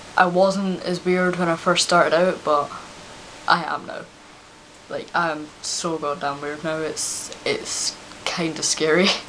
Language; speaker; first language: English; native; English